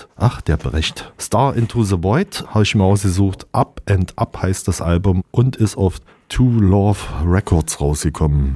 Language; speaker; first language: German; native; German